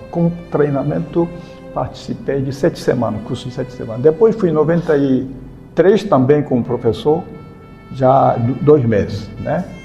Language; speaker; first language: Portuguese; early bilingual, other home language; Japanese